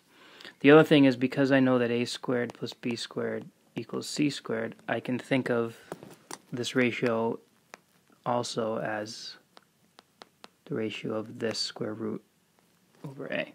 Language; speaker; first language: English; native; English